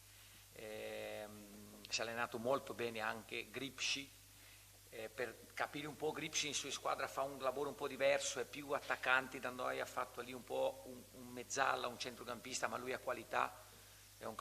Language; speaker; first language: Italian; non-native, fluent; Portuguese